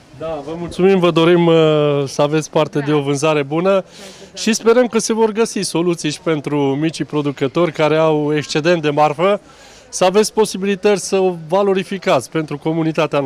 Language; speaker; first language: Romanian; native; Romanian